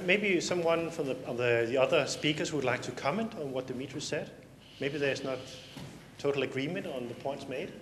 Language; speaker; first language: English; non-native, fluent; Danish